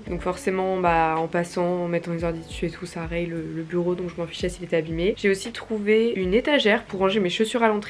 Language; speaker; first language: French; native; French